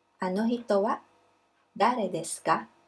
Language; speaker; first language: Japanese; non-native, fluent; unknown